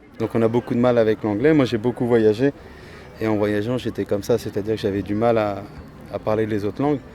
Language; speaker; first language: French; native; French